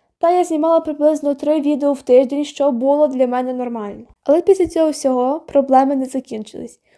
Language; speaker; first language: Ukrainian; non-native, local second language; Russian